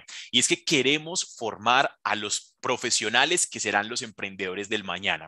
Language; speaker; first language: Spanish; native; Spanish